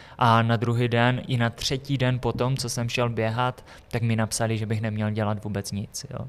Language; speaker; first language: Czech; native; Czech